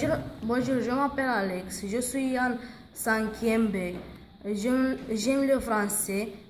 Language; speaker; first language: French; non-native, learner; Romanian